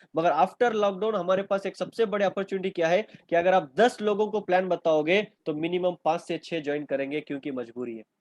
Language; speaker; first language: Hindi; non-native, local second language; Urdu